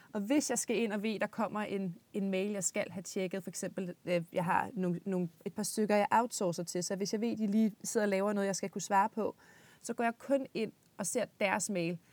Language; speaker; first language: Danish; native; Danish